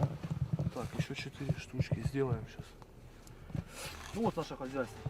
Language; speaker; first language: Russian; native; Russian